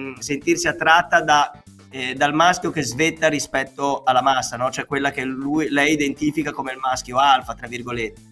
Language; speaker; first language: Italian; native; Italian